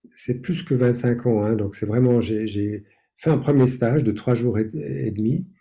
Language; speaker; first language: French; non-native, fluent; English